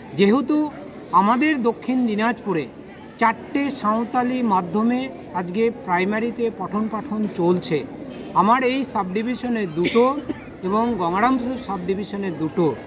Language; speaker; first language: Bangla; non-native, local second language; Santali